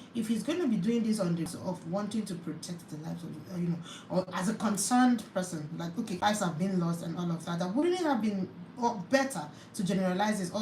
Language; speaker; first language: English; non-native, local second language; Yoruba